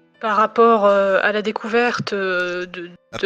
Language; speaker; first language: French; native; French